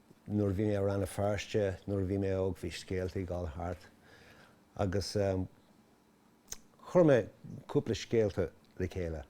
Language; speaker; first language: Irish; non-native, local second language; English